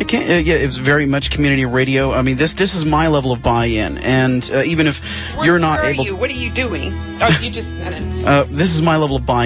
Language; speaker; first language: English; native; English